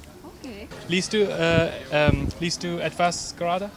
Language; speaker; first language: German; non-native, learner; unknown